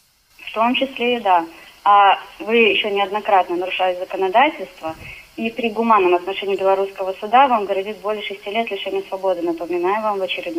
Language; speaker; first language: Russian; native; Russian